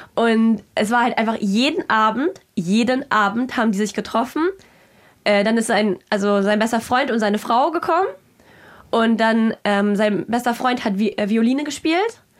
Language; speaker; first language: German; early bilingual, other home language; Russian